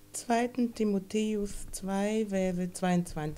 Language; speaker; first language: German; non-native, fluent; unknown